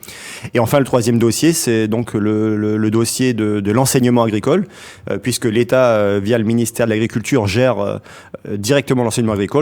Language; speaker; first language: French; native; French